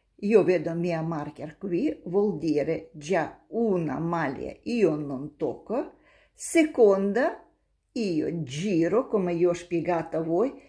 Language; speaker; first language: Italian; non-native, learner; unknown